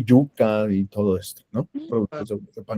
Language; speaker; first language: Spanish; native; Spanish